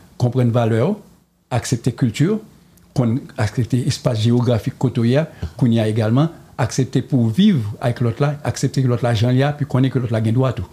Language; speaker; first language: French; non-native, local second language; Haitian Creole